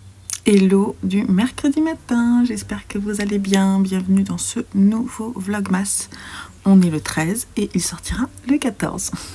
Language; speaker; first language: French; native; French